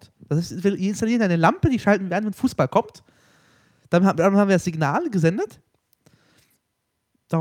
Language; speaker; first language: German; native; German